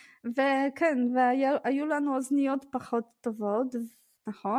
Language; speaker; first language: Hebrew; non-native, fluent; Polish